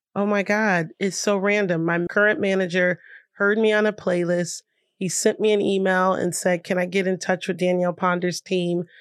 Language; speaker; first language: English; native; English